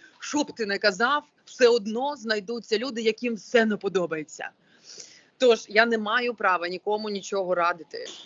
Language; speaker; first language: Ukrainian; non-native, local second language; Russian